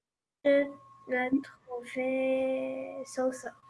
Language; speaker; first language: French; early bilingual, other home language; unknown